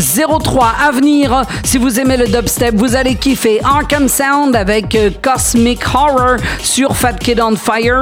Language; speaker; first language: French; native; French